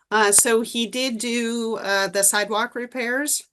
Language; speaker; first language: English; native; English